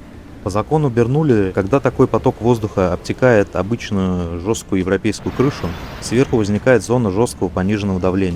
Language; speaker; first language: Russian; native; Russian